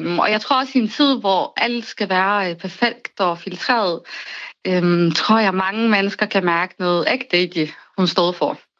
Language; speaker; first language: Danish; non-native, fluent; Bulgarian